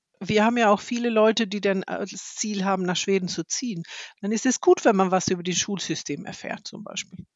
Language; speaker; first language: German; non-native, fluent; Swedish